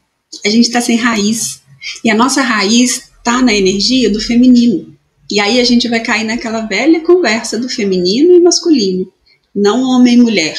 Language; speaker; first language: Portuguese; native; Portuguese